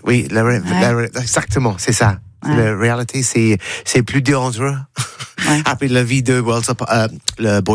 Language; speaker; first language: French; non-native, learner; English